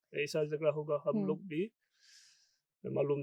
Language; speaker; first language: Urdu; non-native, local second language; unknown